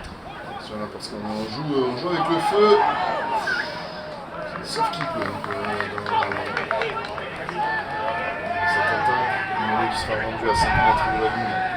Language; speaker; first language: French; native; French